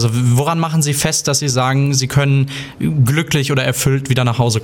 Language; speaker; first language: German; native; German